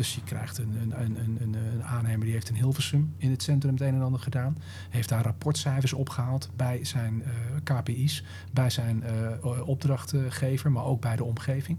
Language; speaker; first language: Dutch; native; Dutch